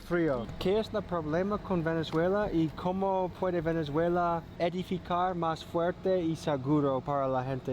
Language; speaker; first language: Spanish; non-native, learner; English